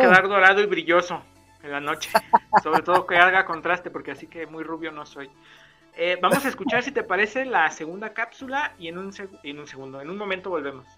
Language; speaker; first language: Spanish; native; Spanish